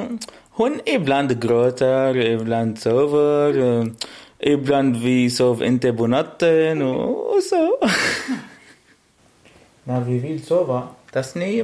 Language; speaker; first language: Swedish; non-native, learner; Arabic